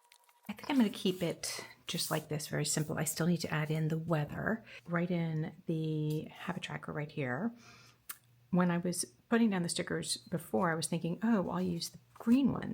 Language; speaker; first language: English; native; English